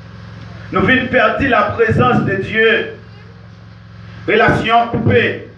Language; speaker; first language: French; non-native, local second language; Haitian Creole